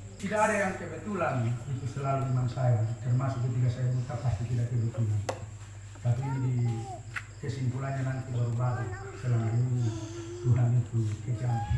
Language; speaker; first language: Indonesian; non-native, local second language; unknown